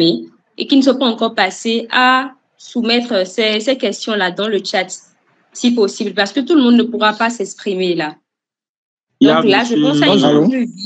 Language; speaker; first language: French; native; French